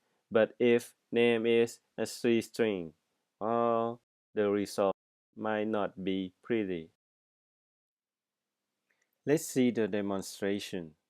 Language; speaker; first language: English; non-native, fluent; Thai